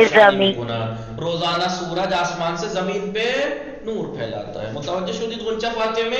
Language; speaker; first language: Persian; non-native, fluent; Urdu